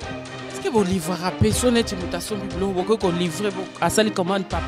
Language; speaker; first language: French; non-native, local second language; Lingala